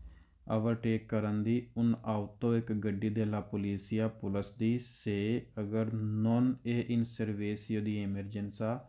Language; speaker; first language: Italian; non-native, fluent; Punjabi